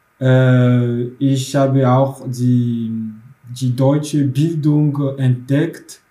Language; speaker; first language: German; non-native, fluent; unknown